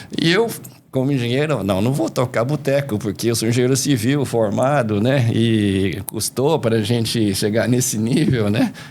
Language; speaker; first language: Portuguese; early bilingual, other home language; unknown